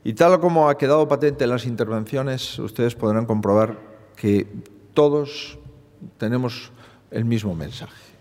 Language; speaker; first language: Spanish; native; Spanish